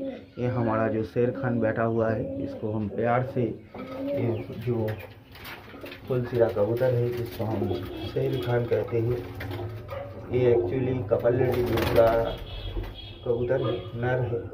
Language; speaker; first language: Hindi; non-native, local second language; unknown